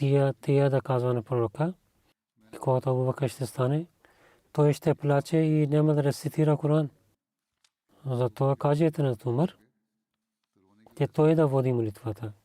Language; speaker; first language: Bulgarian; non-native, learner; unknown